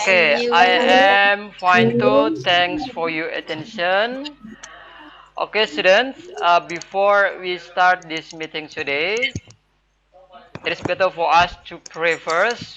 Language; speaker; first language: English; non-native, fluent; Indonesian